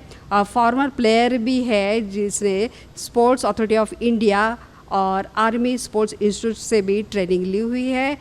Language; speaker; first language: Hindi; native; Hindi